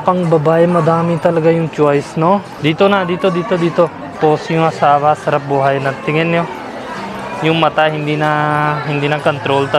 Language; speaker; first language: Filipino; non-native, learner; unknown